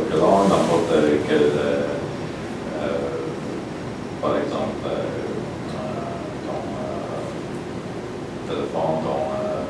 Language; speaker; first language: French; non-native, learner; Polish